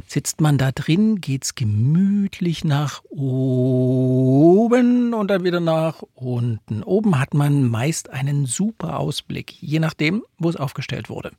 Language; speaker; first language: German; native; German